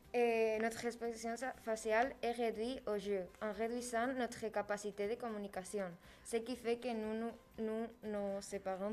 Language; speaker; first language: French; non-native, learner; Spanish